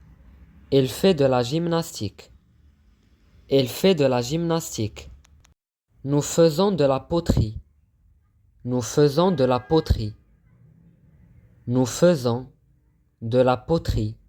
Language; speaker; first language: French; non-native, fluent; Arabic